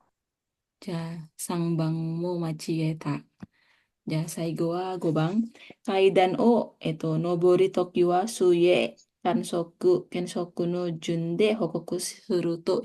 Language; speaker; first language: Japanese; non-native, fluent; Indonesian